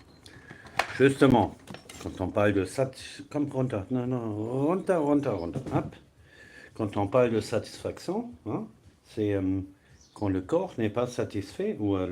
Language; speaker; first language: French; non-native, fluent; German